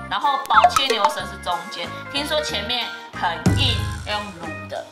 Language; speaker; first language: Chinese; native; Chinese